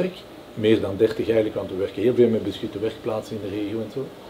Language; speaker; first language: Dutch; native; Dutch